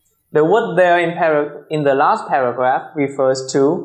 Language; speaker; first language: English; non-native, fluent; Vietnamese